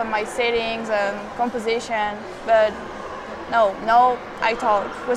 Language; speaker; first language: English; non-native, fluent; French